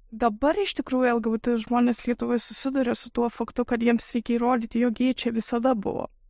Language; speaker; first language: Lithuanian; non-native, fluent; Russian